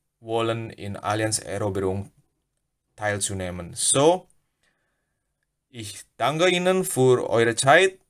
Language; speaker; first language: German; non-native, learner; Indonesian